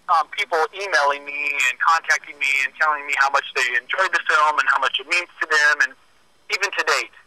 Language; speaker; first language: English; native; English